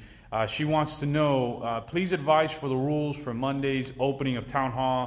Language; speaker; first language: English; early bilingual, other home language; Spanish